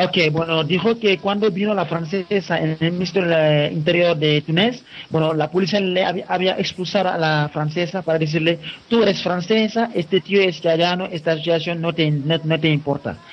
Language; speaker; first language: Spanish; non-native, fluent; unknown